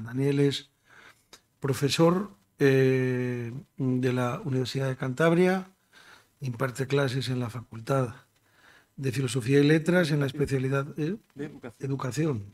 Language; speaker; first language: Spanish; native; Spanish